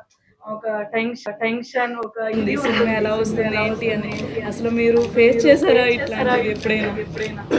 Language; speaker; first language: Telugu; native; Telugu